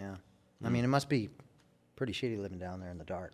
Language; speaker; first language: English; native; English